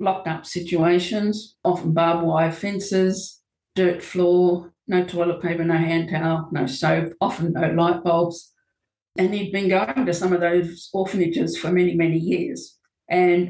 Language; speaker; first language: English; native; English